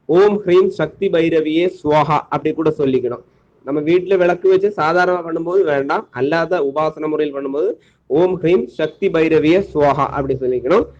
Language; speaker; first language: Tamil; non-native, local second language; Malayalam